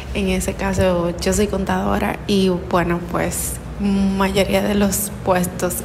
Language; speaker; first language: Spanish; native; Spanish